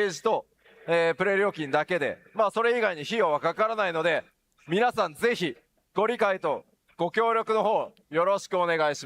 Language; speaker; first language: Japanese; native; Japanese